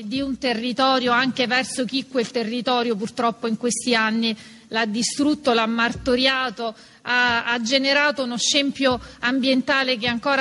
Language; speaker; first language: Italian; native; Italian